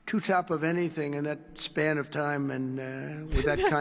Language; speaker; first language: English; native; English